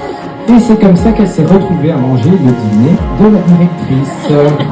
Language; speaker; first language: French; native; French